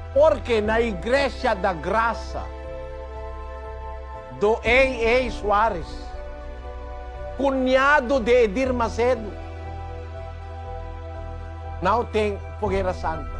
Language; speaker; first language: Portuguese; non-native, local second language; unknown